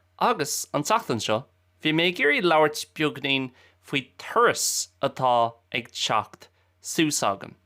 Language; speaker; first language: Irish; native; Irish